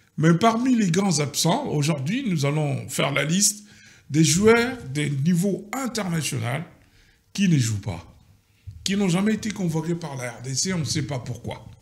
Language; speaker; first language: French; non-native, local second language; Lingala